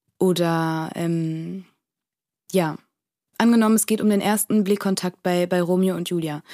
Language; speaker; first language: German; early bilingual, other home language; Portuguese